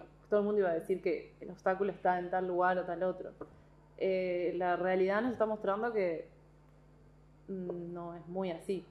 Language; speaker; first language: Portuguese; non-native, learner; Spanish